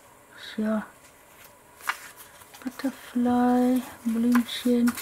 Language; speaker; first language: German; native; German